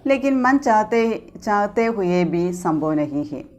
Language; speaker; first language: Hindi; non-native, local second language; Malayalam